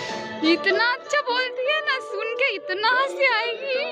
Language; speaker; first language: Hindi; non-native, local second language; Bangla